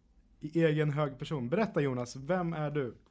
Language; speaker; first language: Swedish; native; Swedish